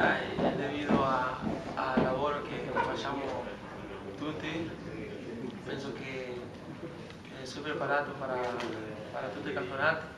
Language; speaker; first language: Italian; non-native, learner; Spanish